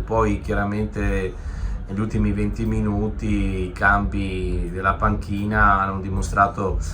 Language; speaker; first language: Italian; native; Italian